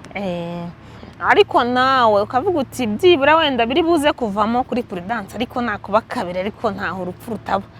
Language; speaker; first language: Kinyarwanda; early bilingual, heritage; Kinyarwanda